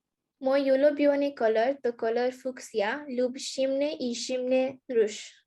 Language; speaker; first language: Polish; non-native, learner; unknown